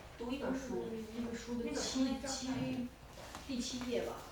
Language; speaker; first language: Chinese; native; Chinese